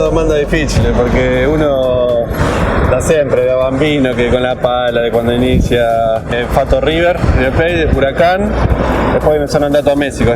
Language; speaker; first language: Italian; non-native, learner; Spanish